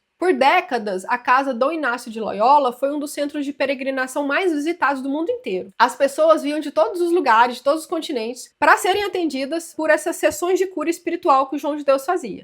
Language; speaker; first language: Portuguese; native; Portuguese